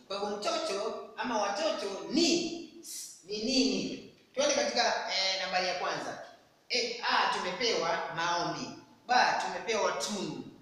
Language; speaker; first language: Swahili; non-native, local second language; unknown